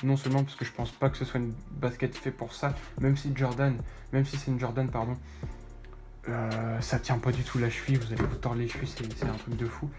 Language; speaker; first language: French; native; French